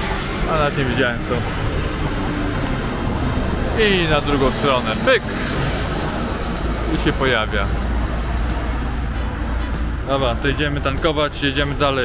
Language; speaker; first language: Polish; native; Polish